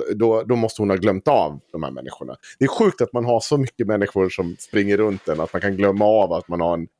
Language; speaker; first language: Swedish; native; Swedish